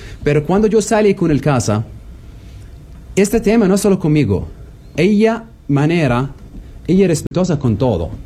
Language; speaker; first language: Spanish; non-native, learner; Arabic